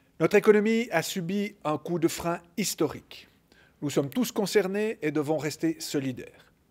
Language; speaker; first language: French; native; French